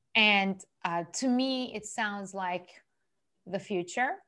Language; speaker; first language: English; non-native, fluent; Persian